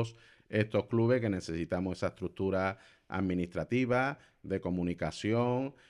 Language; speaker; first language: Spanish; native; Spanish